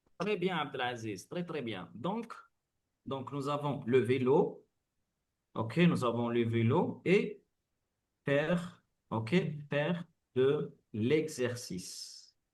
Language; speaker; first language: French; non-native, fluent; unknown